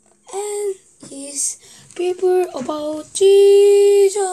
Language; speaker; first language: English; non-native, learner; Korean